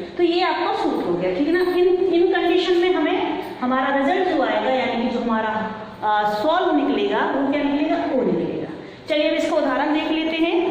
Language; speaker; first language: Hindi; native; Hindi